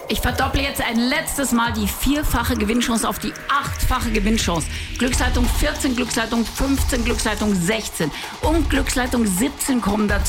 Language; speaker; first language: German; native; German